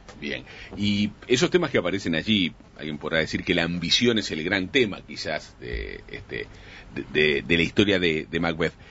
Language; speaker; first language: Spanish; native; Spanish